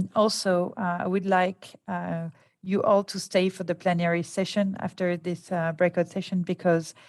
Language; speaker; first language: English; non-native, fluent; French